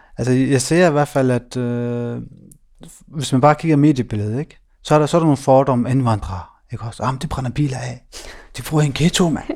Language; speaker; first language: Danish; early bilingual, other home language; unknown